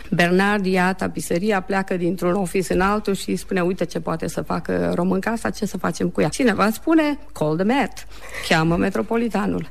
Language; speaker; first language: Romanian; native; Romanian